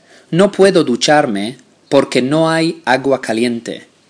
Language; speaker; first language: Spanish; non-native, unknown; English